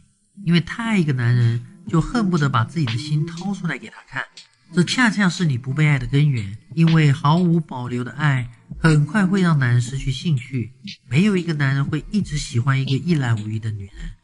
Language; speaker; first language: Chinese; native; Chinese